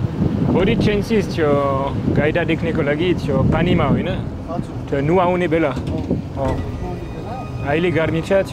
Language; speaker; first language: Nepali; non-native, learner; French